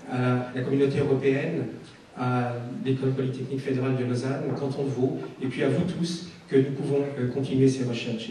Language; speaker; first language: French; native; French